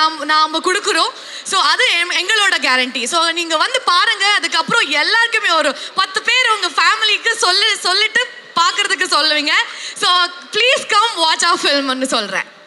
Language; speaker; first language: Tamil; non-native, local second language; Kannada